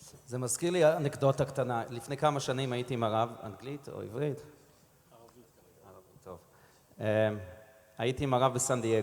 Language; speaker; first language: Hebrew; non-native, fluent; English